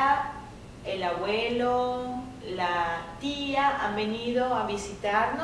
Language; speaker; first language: Spanish; native; Spanish